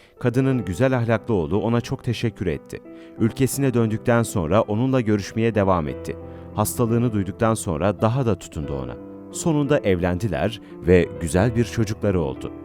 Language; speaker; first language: Turkish; native; Turkish